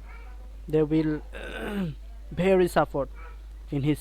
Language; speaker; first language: English; non-native, learner; Bangla